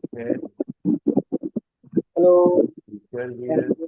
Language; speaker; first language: English; non-native, local second language; Hindi